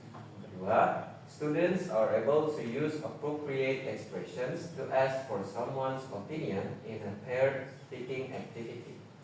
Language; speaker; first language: English; non-native, fluent; Indonesian